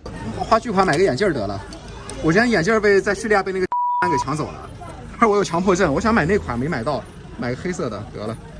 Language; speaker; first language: Chinese; native; Chinese